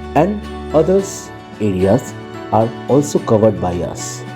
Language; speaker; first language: English; non-native, local second language; Bangla